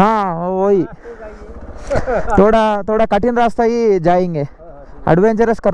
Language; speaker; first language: Hindi; non-native, local second language; Telugu